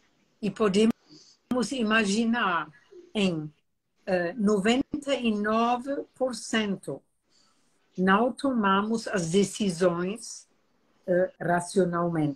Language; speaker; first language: Portuguese; non-native, fluent; German